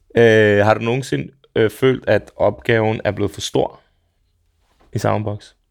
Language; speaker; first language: Danish; early bilingual, other home language; Serbian